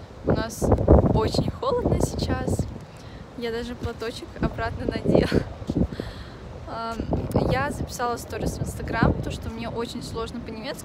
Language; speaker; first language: Russian; native; Russian